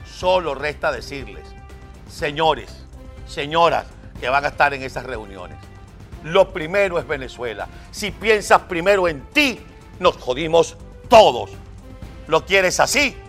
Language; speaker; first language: Spanish; native; Spanish